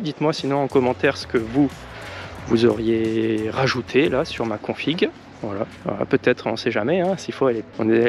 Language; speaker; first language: French; native; French